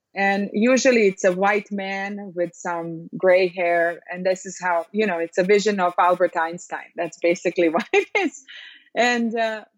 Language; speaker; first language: English; non-native, fluent; Serbian